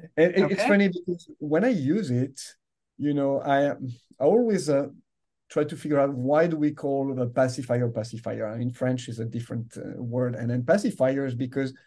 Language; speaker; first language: English; non-native, fluent; French